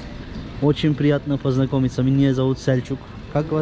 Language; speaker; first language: Russian; non-native, learner; Turkish